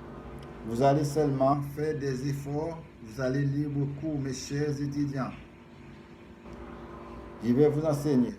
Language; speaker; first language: French; non-native, fluent; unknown